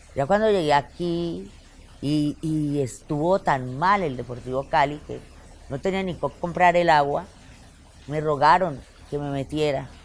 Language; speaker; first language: Spanish; native; Spanish